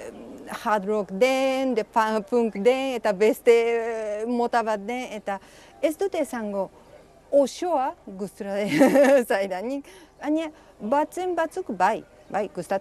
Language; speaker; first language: Basque; non-native, learner; Spanish